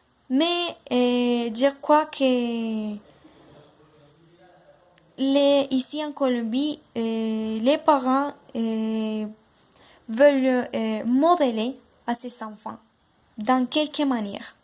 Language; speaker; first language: French; non-native, learner; Spanish